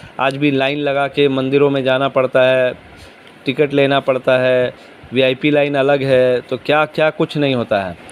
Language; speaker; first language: Urdu; native; Urdu